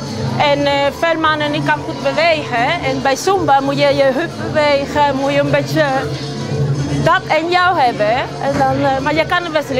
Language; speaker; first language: Dutch; non-native, learner; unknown